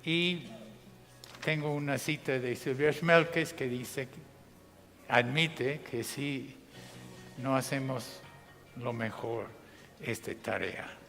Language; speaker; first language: Spanish; non-native, fluent; English